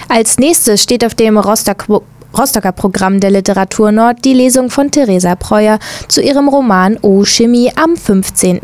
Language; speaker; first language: German; native; German